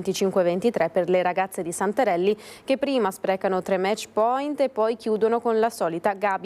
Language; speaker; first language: Italian; native; Italian